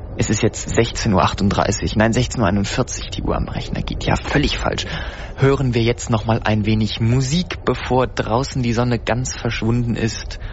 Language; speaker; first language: German; native; German